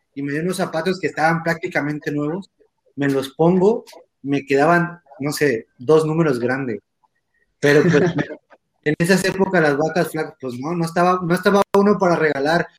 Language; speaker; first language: Spanish; native; Spanish